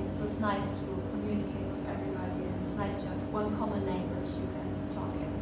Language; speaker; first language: English; non-native, fluent; German